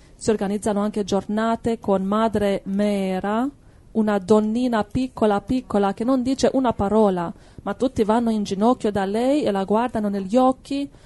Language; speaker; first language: Italian; non-native, fluent; Hungarian